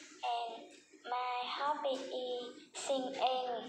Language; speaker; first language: English; non-native, learner; Vietnamese